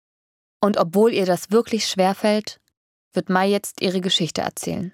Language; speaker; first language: German; native; German